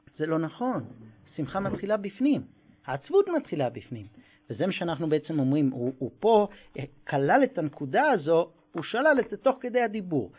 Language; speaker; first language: Hebrew; non-native, fluent; English